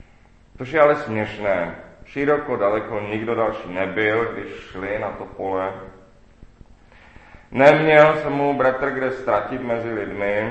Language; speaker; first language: Czech; native; Czech